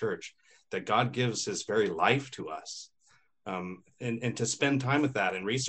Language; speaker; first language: English; native; English